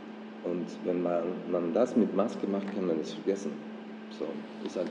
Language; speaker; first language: German; non-native, fluent; Dutch